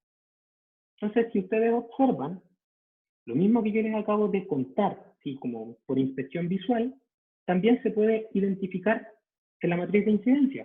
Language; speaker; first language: Spanish; native; Spanish